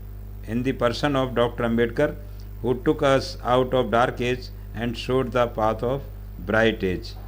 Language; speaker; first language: English; non-native, local second language; Hindi